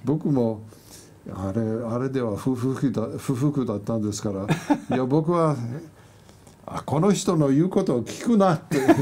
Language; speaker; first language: Japanese; non-native, fluent; English